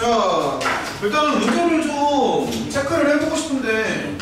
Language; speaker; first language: Korean; native; Korean